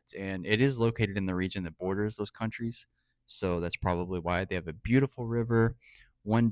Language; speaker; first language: English; native; English